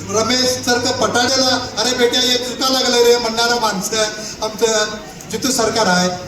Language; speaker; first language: Marathi; non-native, local second language; Kannada